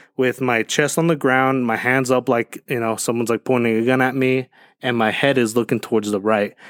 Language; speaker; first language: English; early bilingual, other home language; Spanish